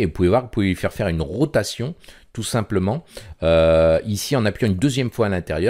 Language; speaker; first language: French; native; French